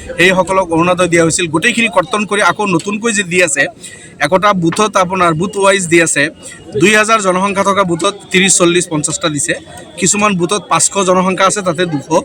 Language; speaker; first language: Assamese; non-native, local second language; Bangla